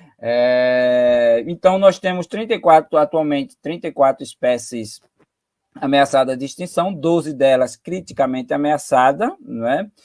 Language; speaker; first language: Portuguese; native; Portuguese